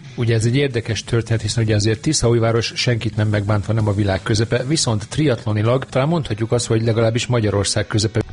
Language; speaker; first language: Hungarian; native; Hungarian